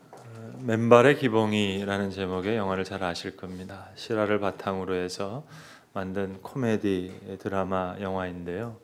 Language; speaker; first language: Korean; native; Korean